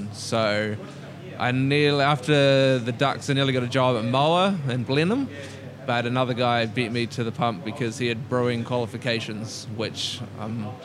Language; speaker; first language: English; native; English